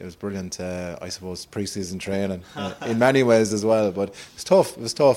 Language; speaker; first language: English; native; English